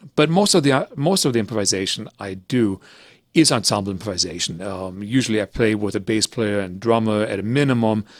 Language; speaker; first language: English; early bilingual, other home language; German